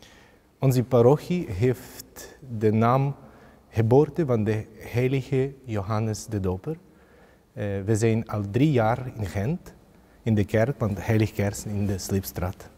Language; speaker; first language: Dutch; non-native, fluent; Ukrainian